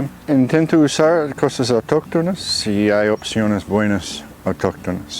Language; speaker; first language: Spanish; non-native, fluent; English